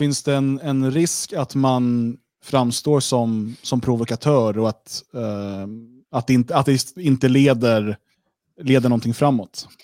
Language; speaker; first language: Swedish; native; Swedish